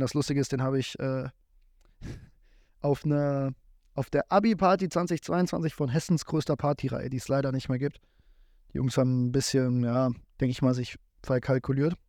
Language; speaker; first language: German; native; German